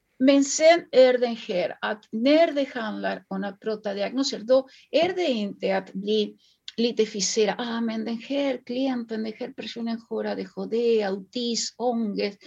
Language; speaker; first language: Swedish; non-native, fluent; Spanish